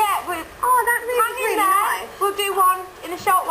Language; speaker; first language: English; native; English